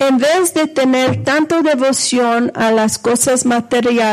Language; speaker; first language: Spanish; non-native, fluent; English